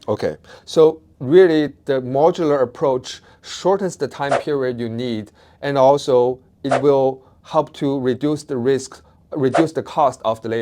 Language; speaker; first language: English; non-native, fluent; Chinese